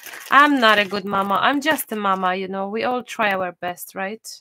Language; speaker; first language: English; non-native, fluent; Polish